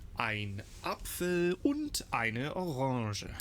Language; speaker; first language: German; non-native, fluent; English